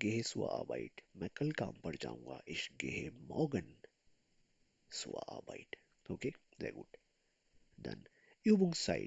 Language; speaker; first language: German; non-native, fluent; Urdu